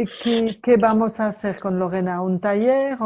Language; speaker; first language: Spanish; non-native, fluent; French